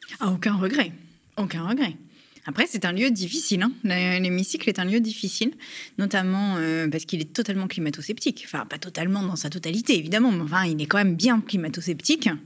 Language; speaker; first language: French; native; French